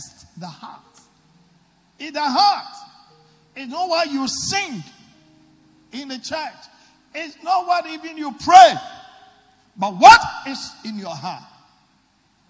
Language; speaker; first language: English; non-native, local second language; Akan